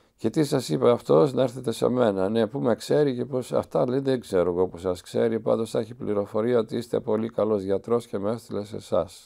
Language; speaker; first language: Greek; native; Greek